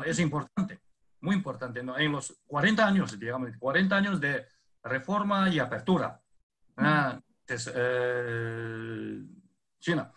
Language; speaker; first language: Spanish; non-native, fluent; Chinese